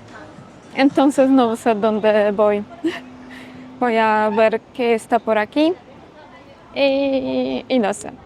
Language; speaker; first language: Spanish; non-native, fluent; Polish